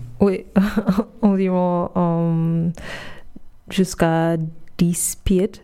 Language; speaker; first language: French; non-native, fluent; English